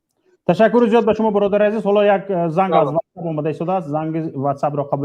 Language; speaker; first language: Persian; native; Persian